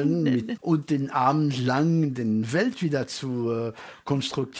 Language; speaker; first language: German; early bilingual, heritage; French